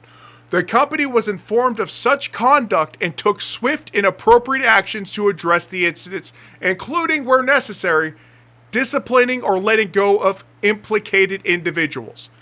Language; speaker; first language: English; native; English